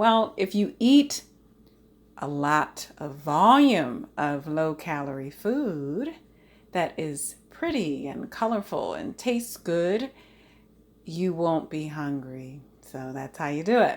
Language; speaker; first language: English; native; English